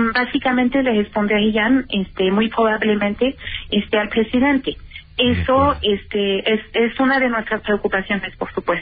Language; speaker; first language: Spanish; native; Spanish